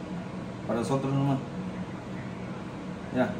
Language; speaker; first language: Spanish; non-native, learner; Chinese